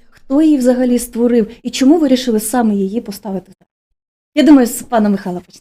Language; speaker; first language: Ukrainian; native; Ukrainian